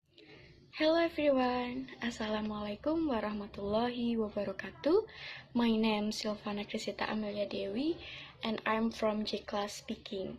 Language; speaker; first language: English; non-native, learner; Indonesian